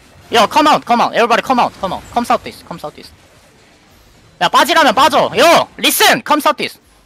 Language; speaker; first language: English; non-native, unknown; Korean